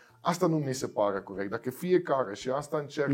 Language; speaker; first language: Romanian; non-native, learner; Dutch